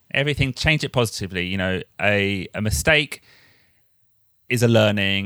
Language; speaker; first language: English; native; English